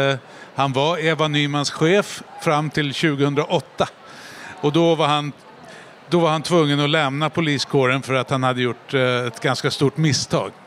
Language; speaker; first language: Swedish; native; Swedish